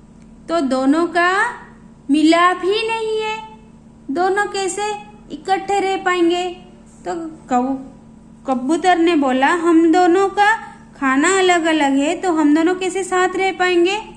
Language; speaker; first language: Hindi; non-native, local second language; Odia